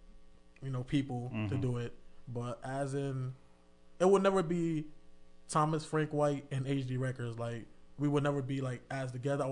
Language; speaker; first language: English; native; English